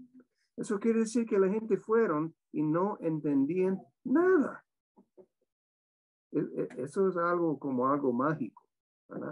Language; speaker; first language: Spanish; non-native, fluent; English